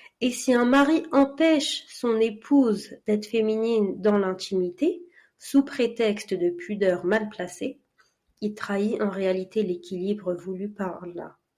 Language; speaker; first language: French; early bilingual, other home language; Arabic